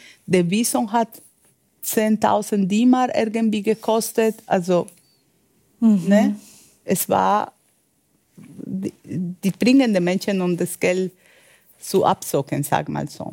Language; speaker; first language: German; non-native, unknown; Spanish